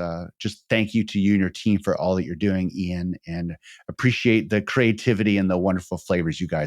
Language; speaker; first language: English; native; English